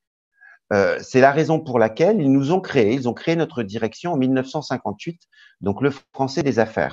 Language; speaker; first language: French; native; French